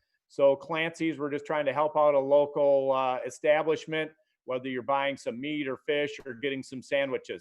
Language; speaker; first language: English; native; English